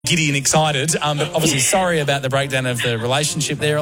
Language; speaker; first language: English; native; English